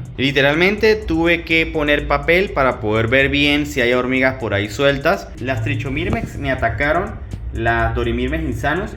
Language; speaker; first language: Spanish; native; Spanish